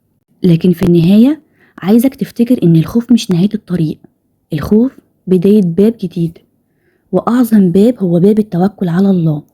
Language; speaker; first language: Arabic; native; Arabic